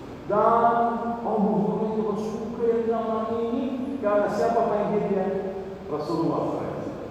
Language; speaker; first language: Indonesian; non-native, learner; Arabic